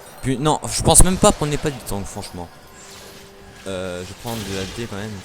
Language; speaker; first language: French; native; French